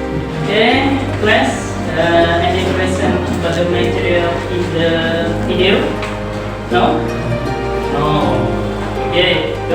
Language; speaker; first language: English; non-native, learner; Indonesian